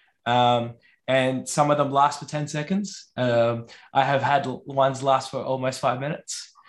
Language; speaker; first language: English; native; English